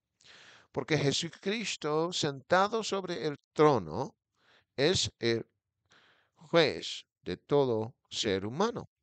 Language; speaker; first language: Spanish; non-native, fluent; English